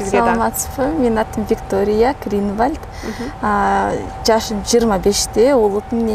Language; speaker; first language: Kyrgyz; early bilingual, other home language; Russian